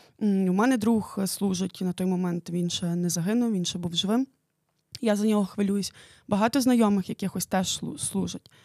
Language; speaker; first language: Ukrainian; native; Ukrainian